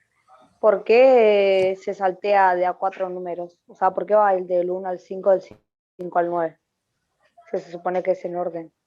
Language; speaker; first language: Spanish; native; Spanish